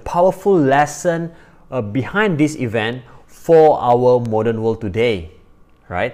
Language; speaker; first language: English; non-native, local second language; Malay